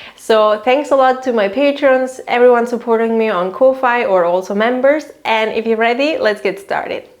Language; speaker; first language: English; non-native, fluent; Catalan